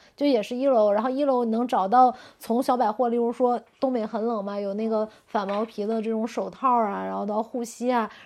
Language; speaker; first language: Chinese; native; Chinese